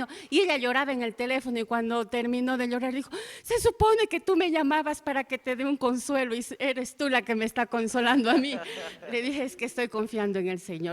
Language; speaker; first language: Spanish; native; Spanish